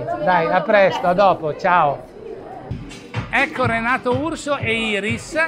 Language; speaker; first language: Italian; native; Italian